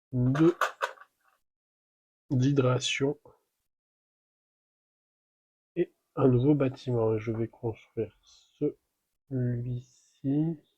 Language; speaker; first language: French; native; French